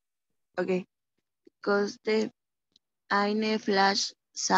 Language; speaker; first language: German; non-native, learner; Spanish